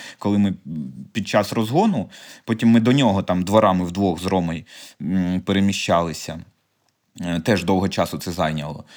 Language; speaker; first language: Ukrainian; native; Ukrainian